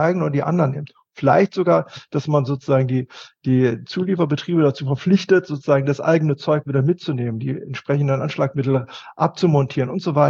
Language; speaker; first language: German; native; German